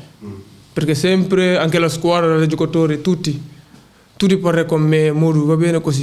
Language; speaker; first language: Italian; non-native, learner; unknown